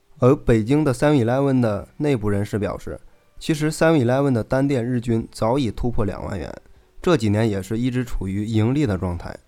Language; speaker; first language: Chinese; native; Chinese